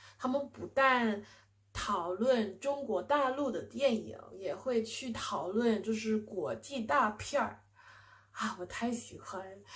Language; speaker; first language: Chinese; non-native, fluent; English